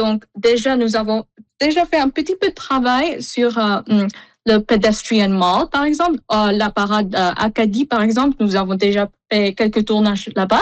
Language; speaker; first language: French; non-native, fluent; Filipino